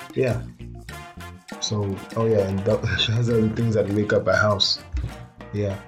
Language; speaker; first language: English; non-native, local second language; Tswana